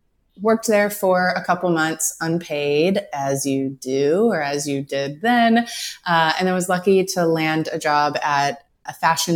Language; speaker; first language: English; native; English